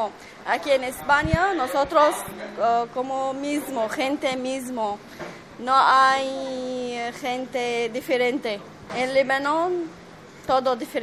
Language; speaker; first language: Spanish; non-native, learner; Arabic